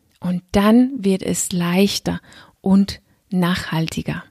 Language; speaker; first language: German; non-native, fluent; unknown